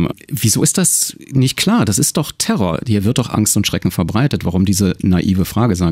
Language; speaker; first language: German; native; German